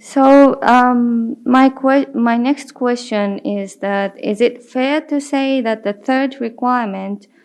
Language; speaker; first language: English; non-native, fluent; Japanese